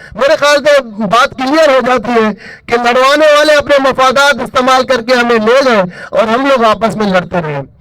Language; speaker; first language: Urdu; non-native, local second language; Baluchi